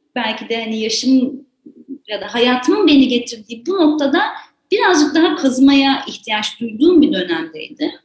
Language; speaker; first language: Turkish; native; Turkish